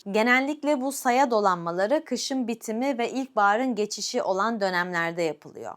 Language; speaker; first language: Turkish; native; Turkish